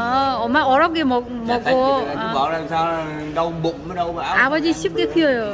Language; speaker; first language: Korean; non-native, learner; Vietnamese